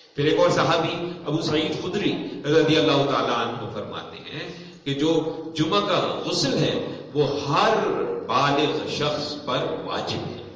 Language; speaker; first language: Urdu; non-native, local second language; Punjabi